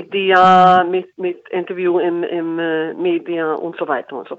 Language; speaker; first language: German; non-native, fluent; Icelandic